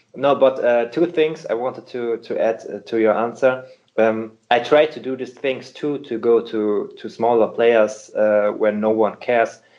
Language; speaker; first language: English; non-native, fluent; German